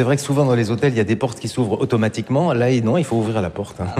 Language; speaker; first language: French; native; French